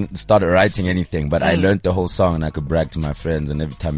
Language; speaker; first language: English; non-native, local second language; Zulu